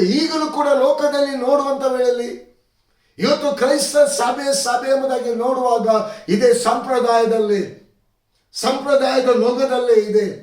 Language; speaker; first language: Kannada; native; Kannada